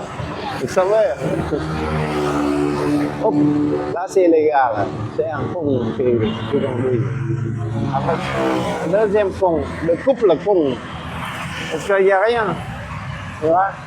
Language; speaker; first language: French; non-native, fluent; Vietnamese